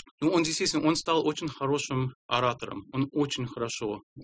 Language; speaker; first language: Russian; non-native, fluent; English